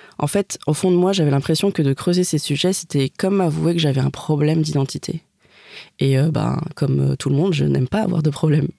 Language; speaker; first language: French; native; French